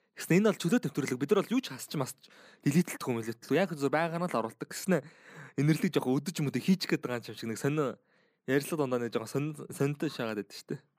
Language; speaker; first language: Mongolian; native; Mongolian